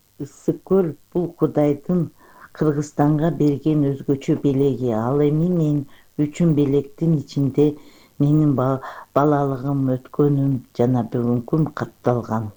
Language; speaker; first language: Kyrgyz; non-native, local second language; Uyghur